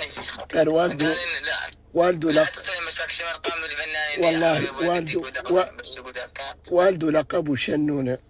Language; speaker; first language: Arabic; native; Arabic